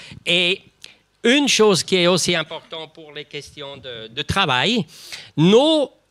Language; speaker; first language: French; non-native, local second language; German